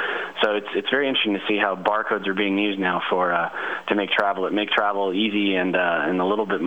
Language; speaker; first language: English; native; English